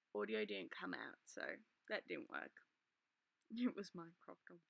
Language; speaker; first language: English; native; English